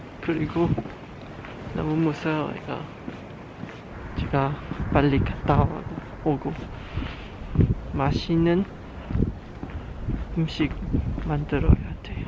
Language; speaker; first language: Korean; non-native, learner; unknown